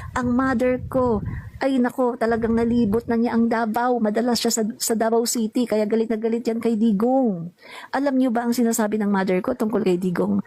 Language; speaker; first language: Filipino; non-native, local second language; Cebuano